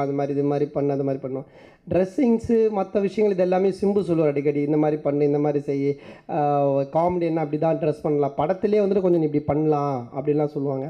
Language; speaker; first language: Tamil; native; Tamil